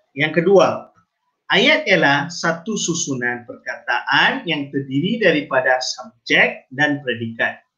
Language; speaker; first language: Malay; non-native, local second language; Tamil